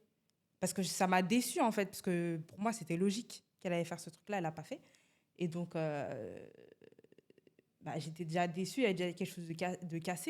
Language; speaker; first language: French; native; French